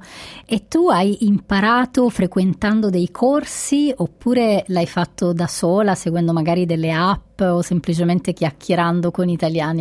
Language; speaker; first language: Italian; native; Italian